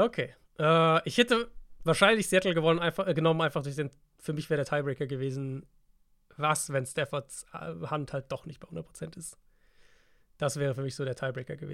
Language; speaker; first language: German; native; German